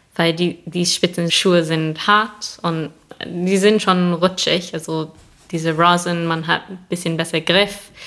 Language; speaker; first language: German; non-native, fluent; English